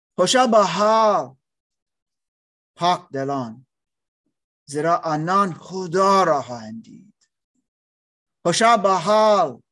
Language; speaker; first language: Persian; non-native, learner; English